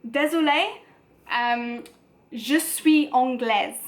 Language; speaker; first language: French; non-native, learner; English